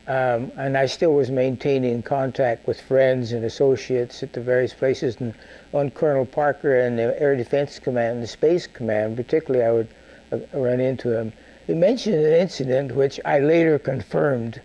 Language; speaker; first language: English; native; English